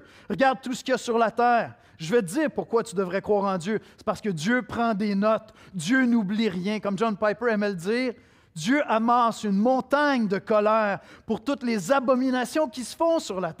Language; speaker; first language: French; native; French